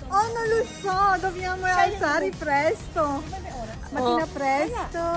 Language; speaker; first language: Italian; non-native, learner; Filipino